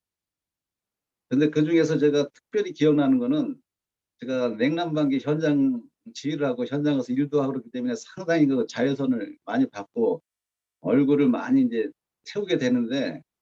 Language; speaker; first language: Korean; native; Korean